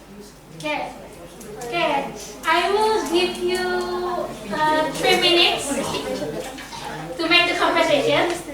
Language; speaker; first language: English; non-native, fluent; Indonesian